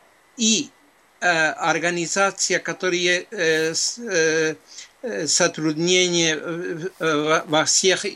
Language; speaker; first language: Russian; non-native, fluent; Spanish